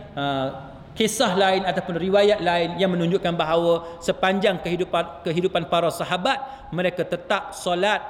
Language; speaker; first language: Malay; native; Malay